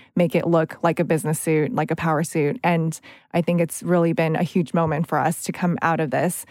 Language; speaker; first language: English; native; English